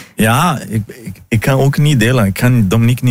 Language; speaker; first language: Dutch; non-native, learner; Portuguese